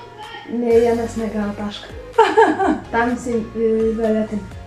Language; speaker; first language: Lithuanian; early bilingual, heritage; Lithuanian